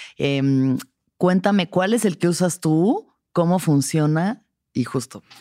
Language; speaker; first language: Spanish; native; Spanish